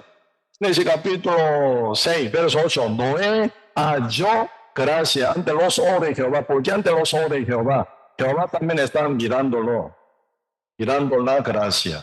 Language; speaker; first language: Spanish; non-native, learner; Korean